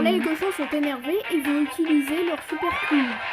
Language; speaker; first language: French; native; French